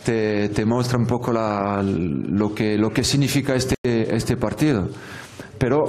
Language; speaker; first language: Spanish; non-native, fluent; French